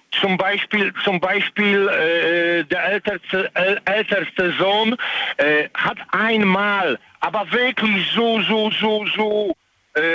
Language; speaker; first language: German; non-native, learner; Polish